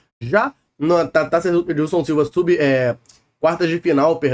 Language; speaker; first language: Portuguese; native; Portuguese